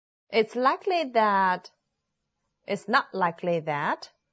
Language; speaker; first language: English; non-native, fluent; Chinese